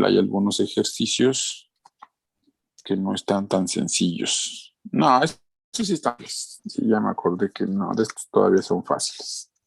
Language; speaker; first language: Spanish; native; Spanish